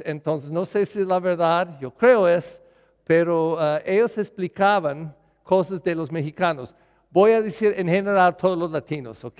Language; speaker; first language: Spanish; non-native, learner; English